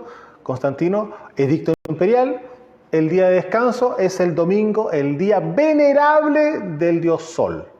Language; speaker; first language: Spanish; native; Spanish